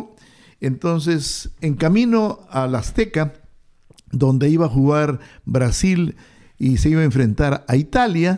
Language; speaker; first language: Spanish; native; Spanish